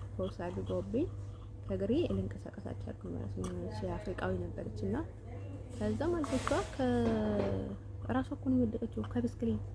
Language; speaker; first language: Amharic; native; Amharic